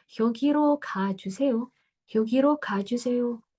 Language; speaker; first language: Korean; non-native, fluent; Indonesian